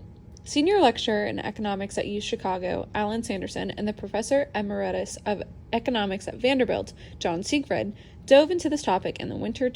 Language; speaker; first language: English; native; English